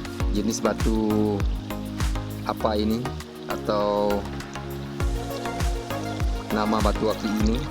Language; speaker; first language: Indonesian; non-native, local second language; Achinese